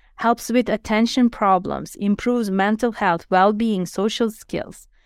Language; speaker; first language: English; non-native, fluent; Turkish